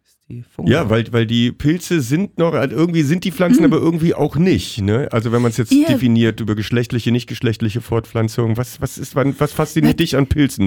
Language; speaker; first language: German; native; German